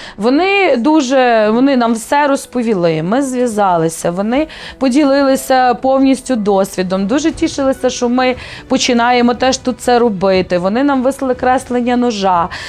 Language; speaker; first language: Ukrainian; native; Ukrainian